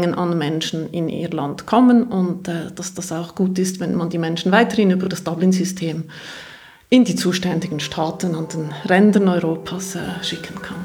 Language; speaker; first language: German; native; German